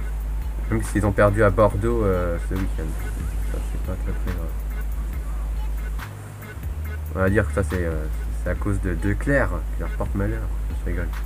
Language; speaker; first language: French; native; French